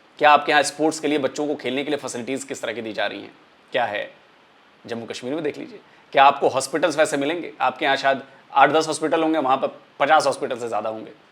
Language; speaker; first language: Hindi; native; Hindi